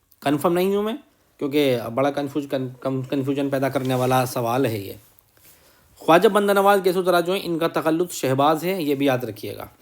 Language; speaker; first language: Urdu; native; Urdu